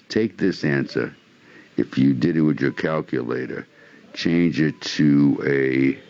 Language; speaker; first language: English; native; English